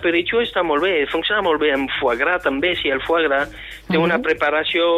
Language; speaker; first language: Catalan; non-native, fluent; French